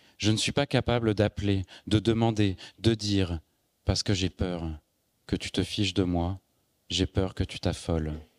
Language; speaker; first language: French; native; French